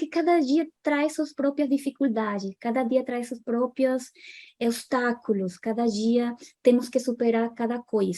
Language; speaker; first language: Portuguese; non-native, fluent; Spanish